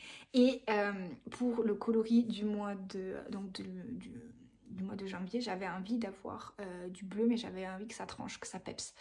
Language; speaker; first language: French; native; French